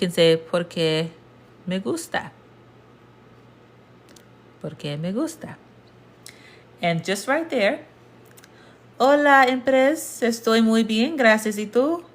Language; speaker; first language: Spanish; non-native, fluent; English